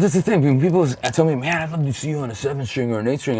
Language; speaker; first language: English; native; English